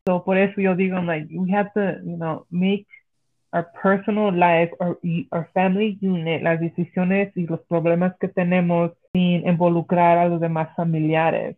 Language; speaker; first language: English; early bilingual, other home language; Spanish